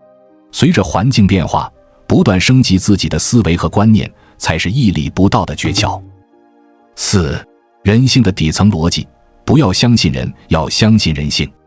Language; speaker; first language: Chinese; native; Chinese